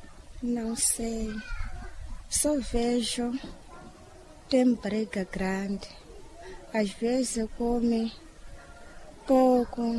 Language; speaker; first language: Portuguese; non-native, local second language; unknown